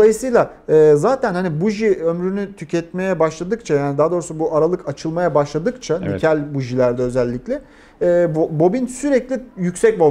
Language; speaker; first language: Turkish; native; Turkish